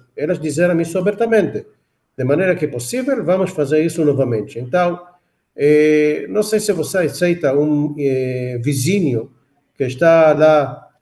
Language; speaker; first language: Portuguese; non-native, fluent; Hebrew